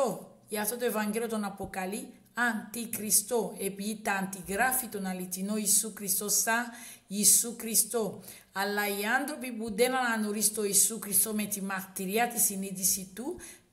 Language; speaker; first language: Greek; non-native, learner; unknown